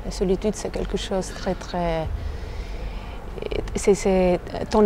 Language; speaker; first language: French; non-native, fluent; Albanian